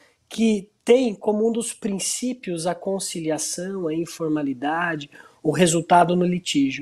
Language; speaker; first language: Portuguese; native; Portuguese